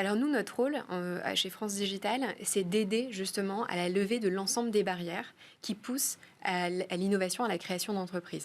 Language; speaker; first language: French; native; French